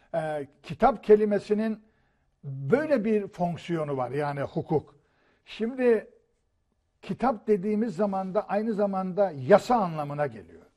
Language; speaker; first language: Turkish; native; Turkish